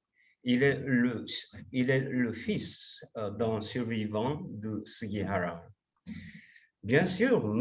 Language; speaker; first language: French; non-native, fluent; Japanese